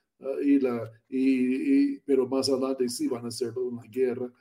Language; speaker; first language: Spanish; non-native, learner; English